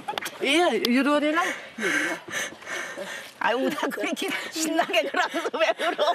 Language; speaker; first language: Korean; native; Korean